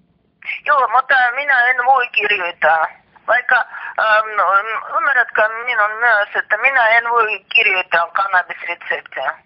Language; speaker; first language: Finnish; non-native, learner; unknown